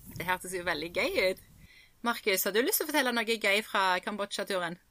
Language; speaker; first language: Norwegian; native; Norwegian